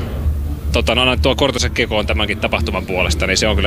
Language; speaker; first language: Finnish; native; Finnish